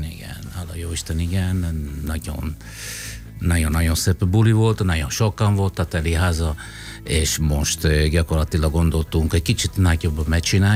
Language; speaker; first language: Hungarian; non-native, fluent; Italian